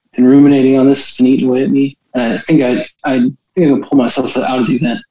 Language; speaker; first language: English; native; English